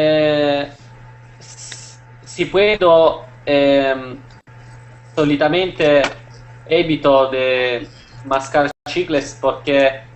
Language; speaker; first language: Spanish; non-native, learner; Italian